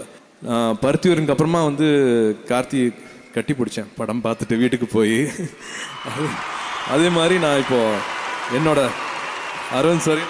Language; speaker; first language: Tamil; native; Tamil